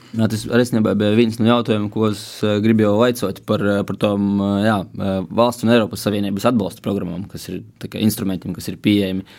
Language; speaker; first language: Latvian; native; Latvian